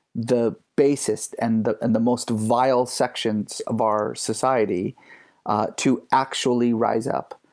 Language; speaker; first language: English; early bilingual, other home language; Persian